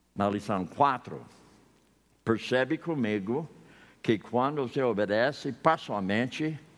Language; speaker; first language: Portuguese; non-native, fluent; English